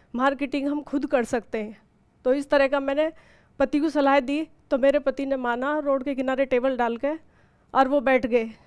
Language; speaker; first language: Hindi; native; Hindi